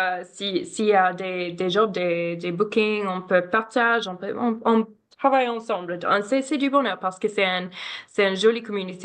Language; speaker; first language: French; non-native, learner; English